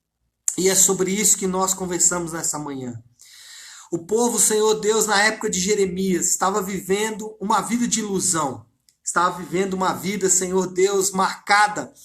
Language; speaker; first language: Portuguese; native; Portuguese